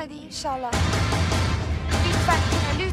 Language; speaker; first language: Turkish; non-native, learner; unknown